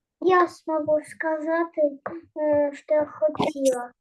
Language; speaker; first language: Ukrainian; non-native, local second language; Russian